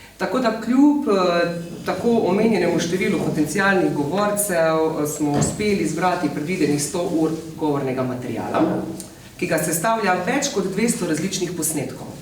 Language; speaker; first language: Slovenian; native; Slovenian